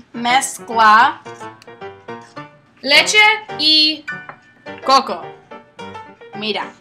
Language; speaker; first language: Spanish; non-native, learner; English